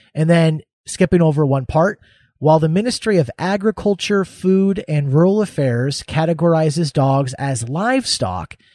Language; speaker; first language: English; native; English